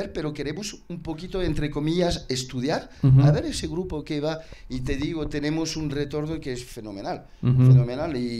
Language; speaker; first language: Spanish; non-native, fluent; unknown